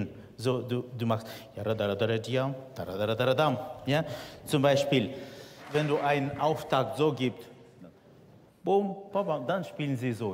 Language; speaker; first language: German; non-native, fluent; Russian